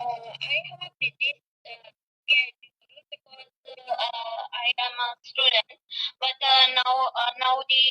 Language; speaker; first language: English; non-native, learner; Punjabi